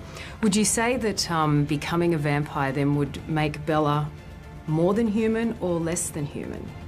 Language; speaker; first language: English; native; English